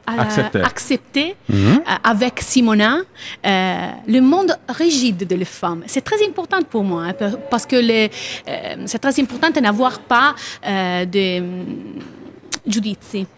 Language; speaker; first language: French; non-native, learner; Italian